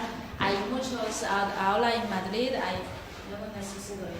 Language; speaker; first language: Spanish; non-native, learner; Chinese